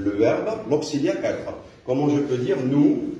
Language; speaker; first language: French; non-native, local second language; Arabic